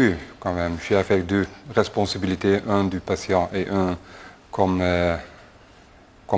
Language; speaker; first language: French; non-native, learner; Dutch